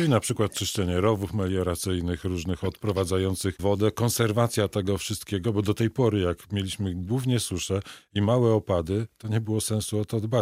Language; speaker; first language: Polish; native; Polish